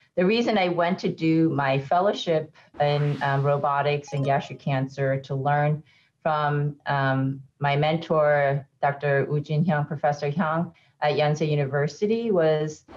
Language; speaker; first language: English; native; English